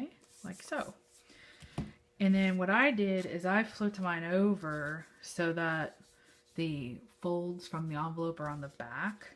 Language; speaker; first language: English; native; English